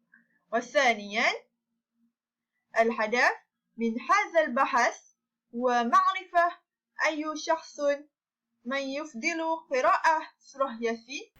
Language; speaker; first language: Arabic; non-native, learner; Malay